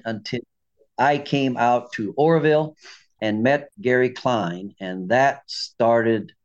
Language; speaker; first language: English; native; English